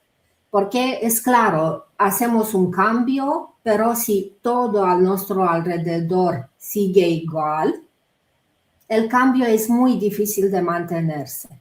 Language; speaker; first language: Spanish; non-native, fluent; Romanian